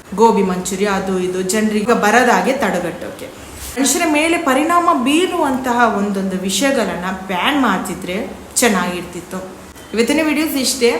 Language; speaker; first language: Kannada; native; Kannada